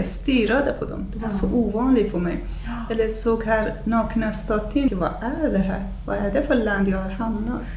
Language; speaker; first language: Swedish; non-native, fluent; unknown